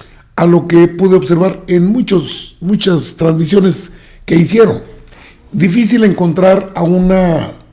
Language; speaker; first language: Spanish; native; Spanish